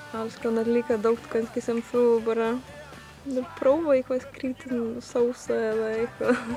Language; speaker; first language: Icelandic; non-native, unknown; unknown